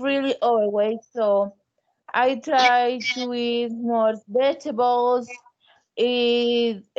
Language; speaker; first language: English; non-native, learner; Spanish